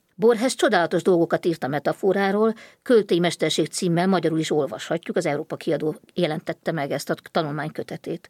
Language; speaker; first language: Hungarian; native; Hungarian